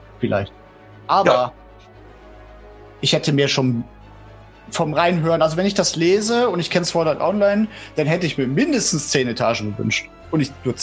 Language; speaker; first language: German; native; German